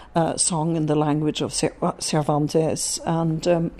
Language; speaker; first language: English; non-native, fluent; Dutch